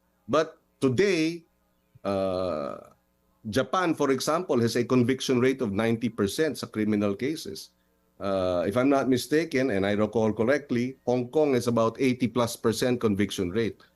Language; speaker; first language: English; non-native, local second language; Filipino